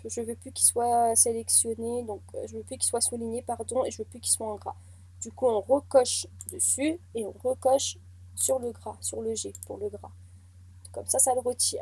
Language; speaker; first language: French; native; French